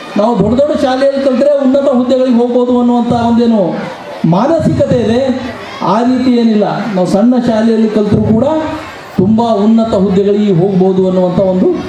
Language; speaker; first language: Kannada; native; Kannada